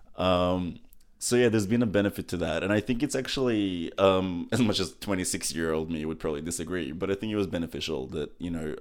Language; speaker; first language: English; early bilingual, other home language; Macedonian